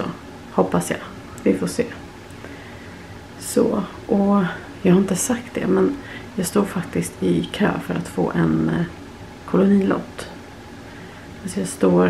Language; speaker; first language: Swedish; native; Swedish